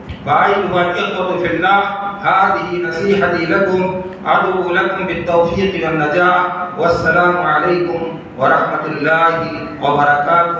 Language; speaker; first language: Arabic; non-native, fluent; Urdu